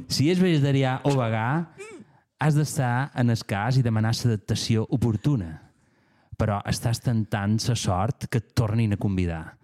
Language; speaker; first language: Catalan; native; Catalan